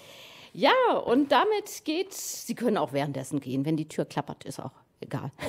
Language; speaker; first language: German; native; German